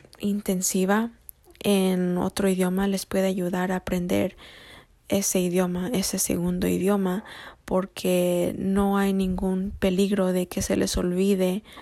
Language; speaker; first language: Spanish; early bilingual, heritage; Spanish